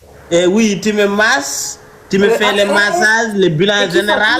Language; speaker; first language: French; non-native, local second language; Fula